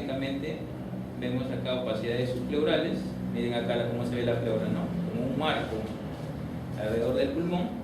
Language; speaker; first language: Spanish; native; Spanish